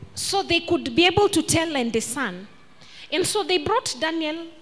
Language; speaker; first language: English; non-native, local second language; Swahili